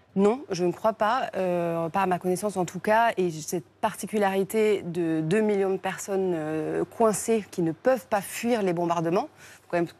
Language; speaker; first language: French; native; French